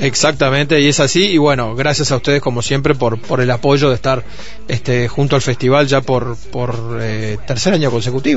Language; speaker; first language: Spanish; native; Spanish